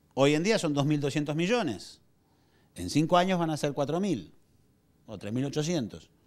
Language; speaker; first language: Spanish; native; Spanish